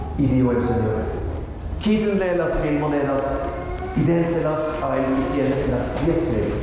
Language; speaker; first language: Spanish; non-native, fluent; Norwegian